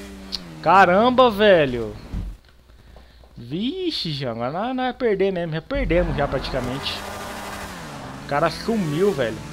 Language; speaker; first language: Portuguese; native; Portuguese